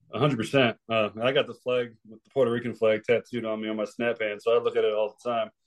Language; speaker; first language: English; early bilingual, other home language; Spanish